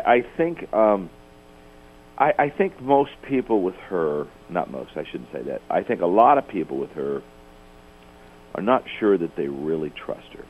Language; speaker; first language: English; native; English